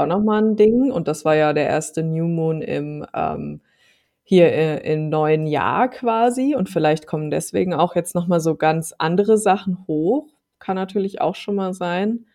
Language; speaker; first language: German; native; German